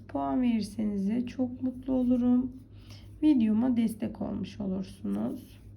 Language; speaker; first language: Turkish; native; Turkish